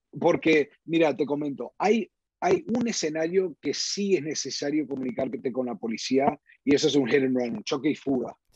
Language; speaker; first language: Spanish; early bilingual, heritage; Spanish